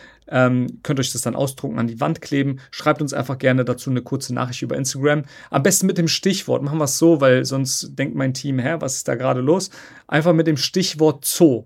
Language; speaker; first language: German; native; German